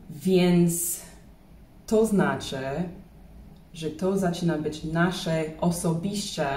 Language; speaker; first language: Polish; non-native, learner; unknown